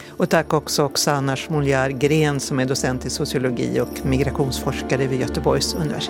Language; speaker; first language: Swedish; native; Swedish